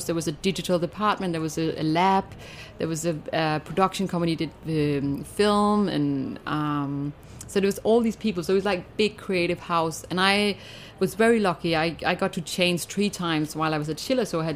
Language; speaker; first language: English; non-native, fluent; Danish